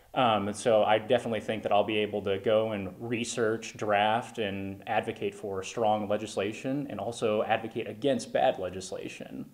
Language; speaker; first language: English; native; English